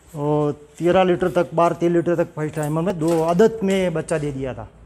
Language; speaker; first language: Hindi; non-native, local second language; Gujarati